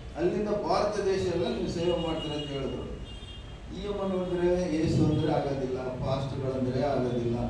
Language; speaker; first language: Kannada; non-native, local second language; Telugu